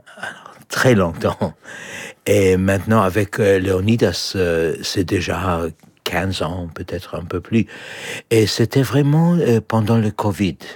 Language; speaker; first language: French; non-native, fluent; English